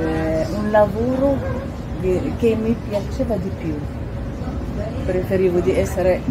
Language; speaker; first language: Italian; non-native, fluent; Arabic